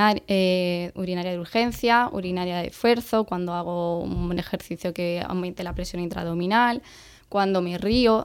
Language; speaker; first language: Spanish; native; Spanish